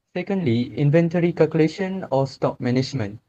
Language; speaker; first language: English; non-native, local second language; Malay